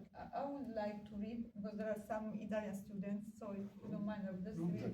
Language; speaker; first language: English; non-native, fluent; Italian